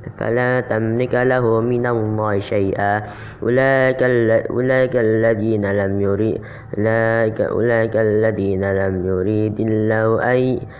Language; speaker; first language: Arabic; non-native, learner; Indonesian